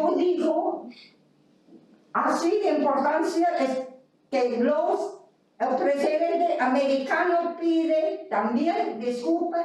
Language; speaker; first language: Spanish; non-native, fluent; Chinese